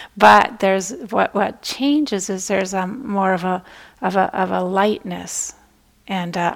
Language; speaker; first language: English; native; English